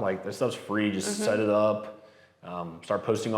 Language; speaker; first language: English; native; English